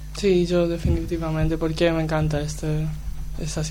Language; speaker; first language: Spanish; non-native, learner; Greek